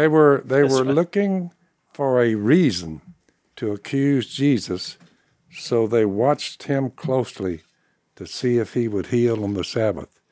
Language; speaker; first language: English; native; English